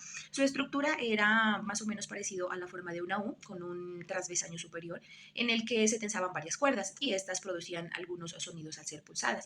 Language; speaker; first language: Spanish; native; Spanish